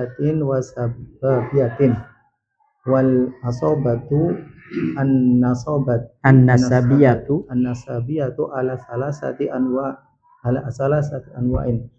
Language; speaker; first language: Arabic; non-native, learner; Indonesian